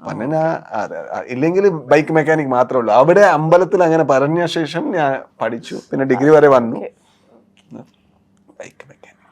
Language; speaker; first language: Malayalam; non-native, learner; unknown